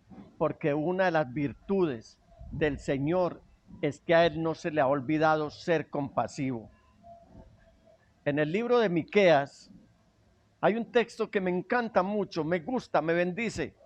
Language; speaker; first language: Spanish; native; Spanish